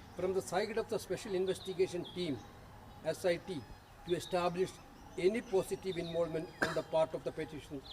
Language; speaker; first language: English; non-native, local second language; Malayalam